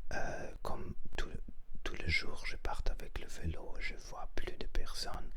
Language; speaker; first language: French; non-native, learner; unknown